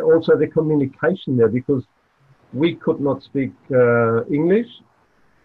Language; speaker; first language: English; non-native, fluent; German